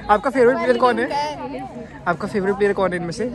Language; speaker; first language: Hindi; native; Hindi